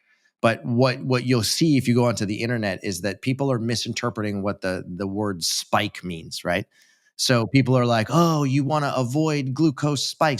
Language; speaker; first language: English; native; English